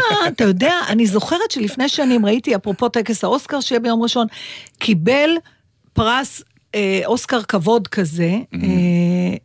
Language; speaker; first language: Hebrew; native; Hebrew